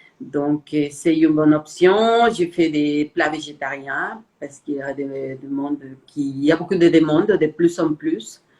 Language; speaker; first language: French; non-native, fluent; Spanish